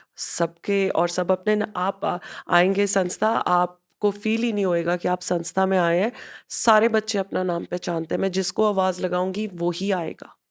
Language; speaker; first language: Hindi; non-native, local second language; Punjabi